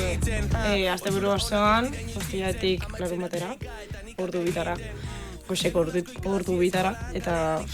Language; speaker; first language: Basque; non-native, local second language; Spanish